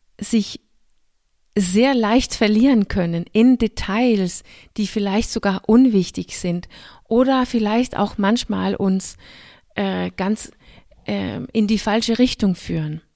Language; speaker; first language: German; non-native, fluent; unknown